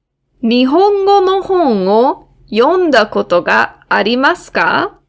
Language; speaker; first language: Japanese; non-native, fluent; English